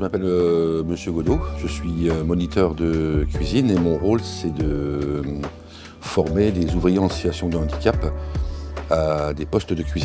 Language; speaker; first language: French; native; French